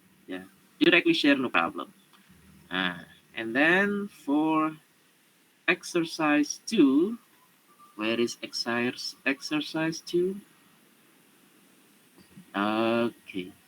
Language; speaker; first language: English; non-native, learner; Indonesian